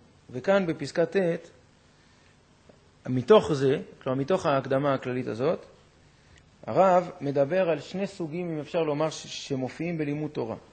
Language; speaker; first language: Hebrew; native; Hebrew